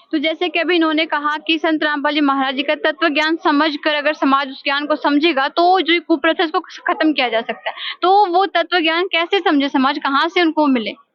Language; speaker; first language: Hindi; native; Hindi